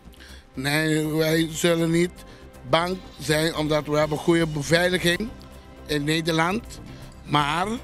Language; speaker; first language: Dutch; non-native, fluent; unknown